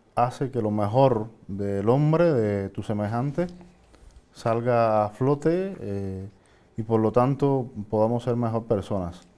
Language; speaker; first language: Spanish; native; Spanish